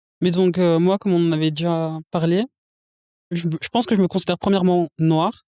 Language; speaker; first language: French; native; French